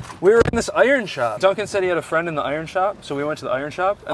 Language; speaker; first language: English; native; English